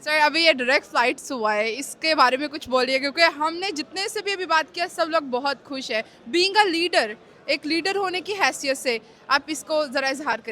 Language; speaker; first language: Hindi; non-native, local second language; Bangla